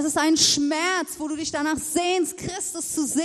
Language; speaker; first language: German; native; German